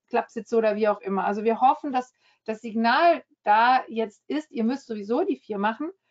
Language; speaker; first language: German; early bilingual, heritage; German